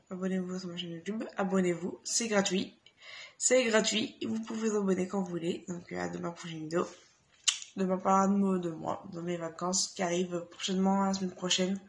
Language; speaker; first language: French; native; French